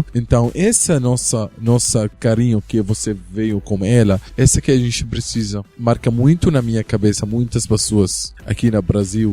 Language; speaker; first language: Portuguese; non-native, learner; Arabic